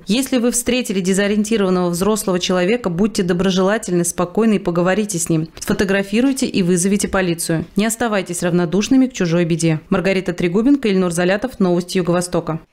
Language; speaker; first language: Russian; native; Russian